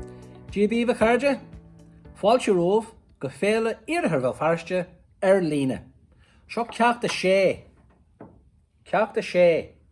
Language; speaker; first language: Irish; non-native, local second language; English